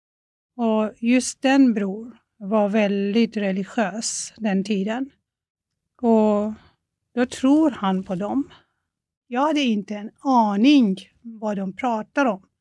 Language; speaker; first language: Swedish; non-native, fluent; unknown